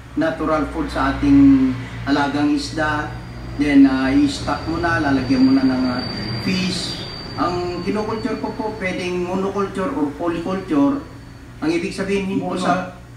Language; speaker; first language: Filipino; non-native, local second language; Iloko